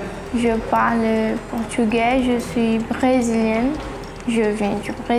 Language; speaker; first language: French; non-native, learner; Portuguese